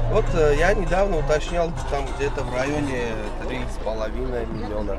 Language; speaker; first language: Russian; non-native, local second language; Armenian